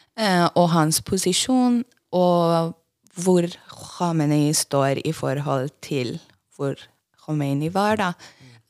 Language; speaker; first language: Norwegian; non-native, fluent; Persian